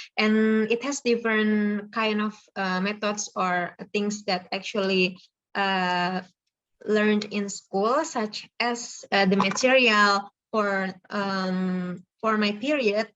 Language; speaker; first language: English; non-native, fluent; Indonesian